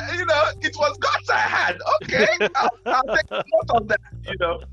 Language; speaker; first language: English; non-native, local second language; Yoruba